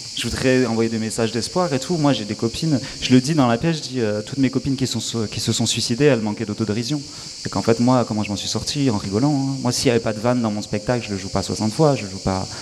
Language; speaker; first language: French; native; French